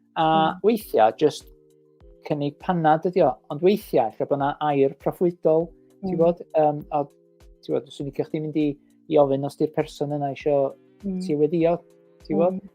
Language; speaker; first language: Welsh; native; Welsh